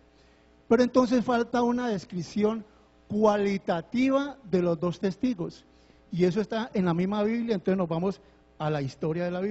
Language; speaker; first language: Spanish; native; Spanish